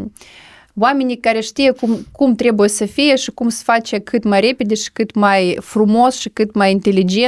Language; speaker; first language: Romanian; non-native, local second language; Russian